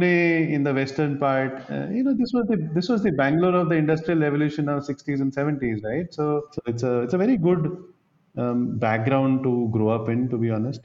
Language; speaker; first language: English; non-native, local second language; Bangla